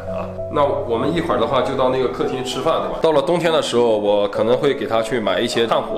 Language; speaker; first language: Chinese; native; Chinese